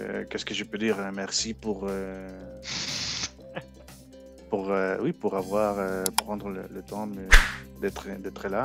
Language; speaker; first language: French; non-native, learner; Spanish